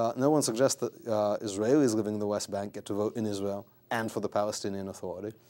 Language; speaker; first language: English; native; English